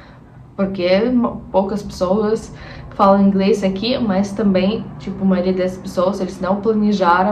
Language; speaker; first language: Portuguese; non-native, fluent; Russian